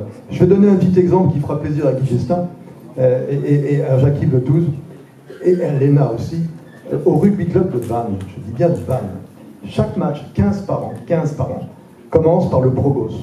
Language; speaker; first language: French; native; French